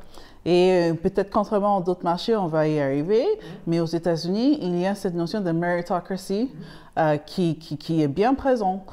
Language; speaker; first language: French; non-native, fluent; English